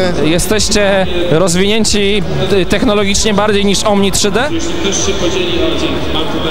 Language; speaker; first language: Polish; native; Polish